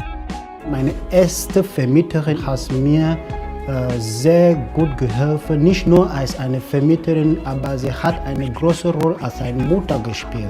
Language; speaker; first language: German; non-native, learner; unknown